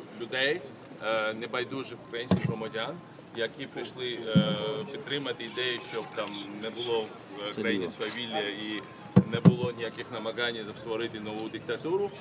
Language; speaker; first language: Ukrainian; non-native, fluent; Georgian